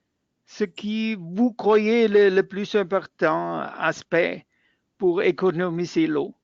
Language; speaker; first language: French; non-native, learner; German